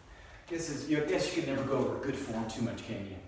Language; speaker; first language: English; native; English